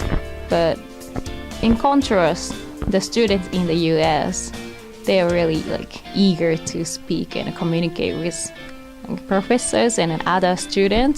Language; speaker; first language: English; non-native, fluent; Japanese